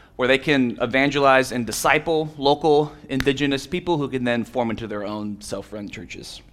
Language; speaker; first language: English; native; English